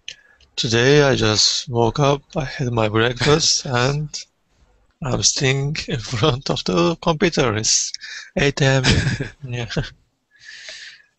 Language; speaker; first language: English; non-native, fluent; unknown